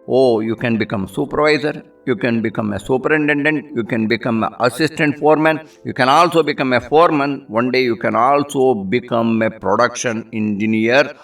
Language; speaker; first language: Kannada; non-native, local second language; Tamil